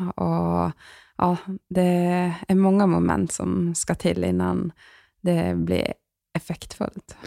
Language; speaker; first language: Swedish; native; Swedish